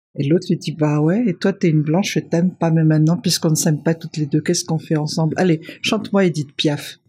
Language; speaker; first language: French; non-native, local second language; Malagasy